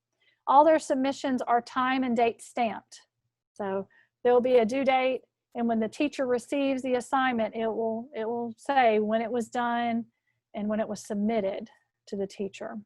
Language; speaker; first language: English; native; English